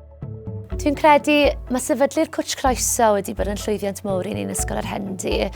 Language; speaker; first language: Welsh; native; Welsh